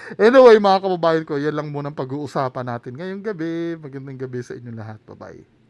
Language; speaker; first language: Filipino; native; Filipino